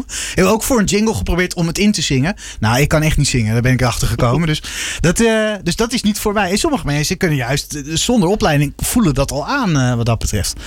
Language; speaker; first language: Dutch; native; Dutch